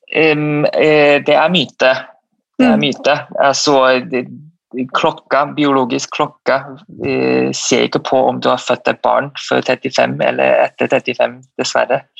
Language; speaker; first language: Norwegian; non-native, fluent; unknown